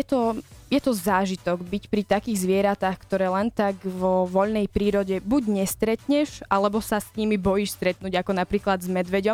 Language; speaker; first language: Slovak; native; Slovak